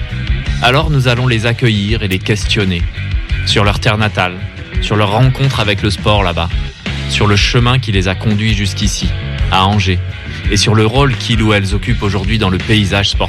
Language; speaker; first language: French; native; French